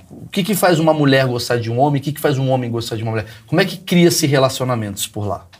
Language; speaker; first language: Portuguese; native; Portuguese